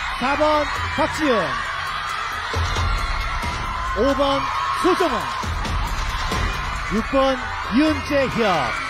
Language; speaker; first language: Korean; native; Korean